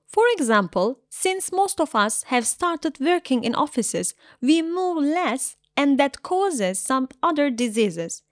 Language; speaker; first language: English; non-native, fluent; Turkish